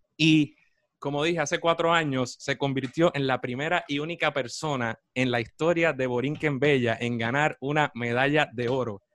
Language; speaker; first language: Spanish; native; Spanish